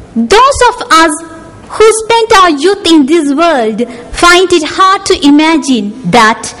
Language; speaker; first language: English; non-native, local second language; Tamil